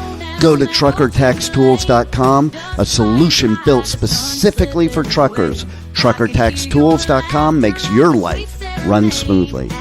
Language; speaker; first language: English; native; English